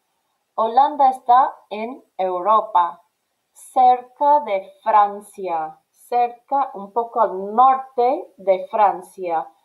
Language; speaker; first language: Spanish; non-native, fluent; English